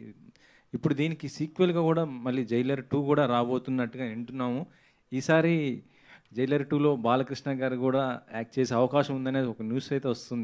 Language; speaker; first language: Telugu; native; Telugu